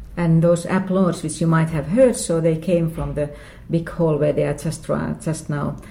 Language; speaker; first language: English; non-native, fluent; Finnish